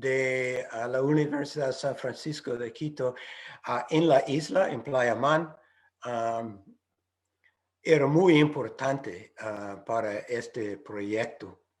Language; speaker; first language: Spanish; non-native, fluent; English